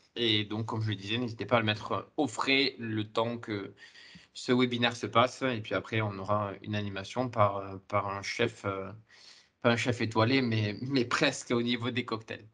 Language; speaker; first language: French; native; French